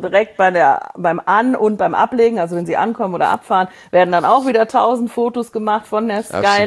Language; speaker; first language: German; native; German